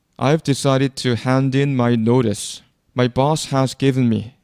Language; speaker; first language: English; non-native, fluent; Korean